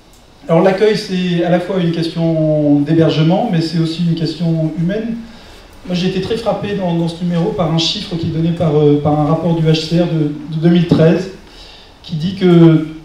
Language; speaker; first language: French; native; French